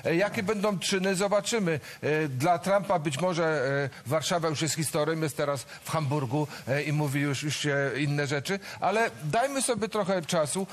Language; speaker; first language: Polish; native; Polish